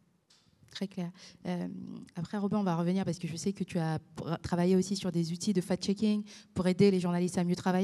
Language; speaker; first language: French; native; French